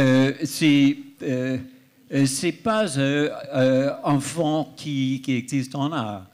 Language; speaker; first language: French; non-native, fluent; English